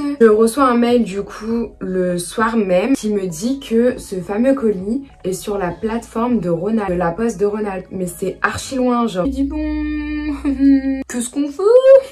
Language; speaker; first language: French; native; French